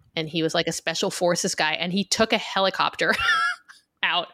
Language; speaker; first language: English; early bilingual, other home language; Hebrew